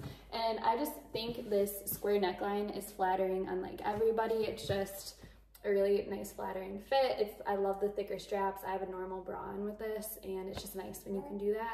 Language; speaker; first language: English; native; English